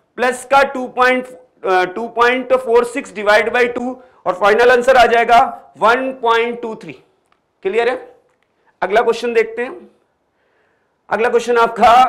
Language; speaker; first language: Hindi; native; Hindi